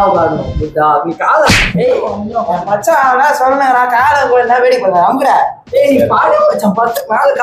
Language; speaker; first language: Tamil; native; Tamil